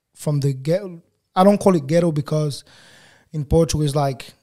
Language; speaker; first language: English; non-native, fluent; Portuguese